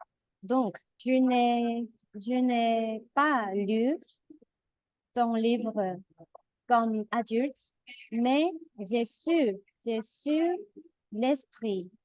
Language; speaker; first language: French; non-native, learner; Korean